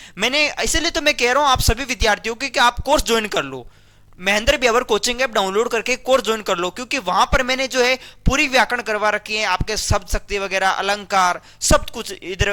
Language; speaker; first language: Hindi; native; Hindi